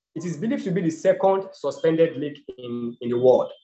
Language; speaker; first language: English; non-native, local second language; Yoruba